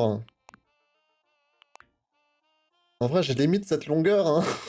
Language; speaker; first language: French; native; French